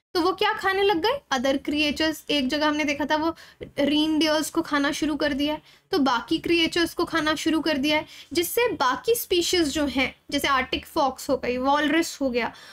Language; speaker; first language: Hindi; native; Hindi